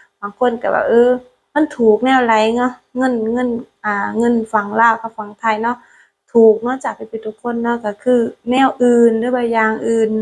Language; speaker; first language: Thai; non-native, learner; Lao